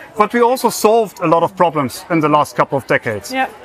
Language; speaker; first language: English; non-native, fluent; German